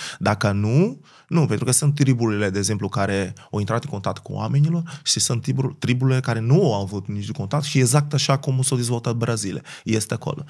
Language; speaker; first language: Romanian; non-native, fluent; Portuguese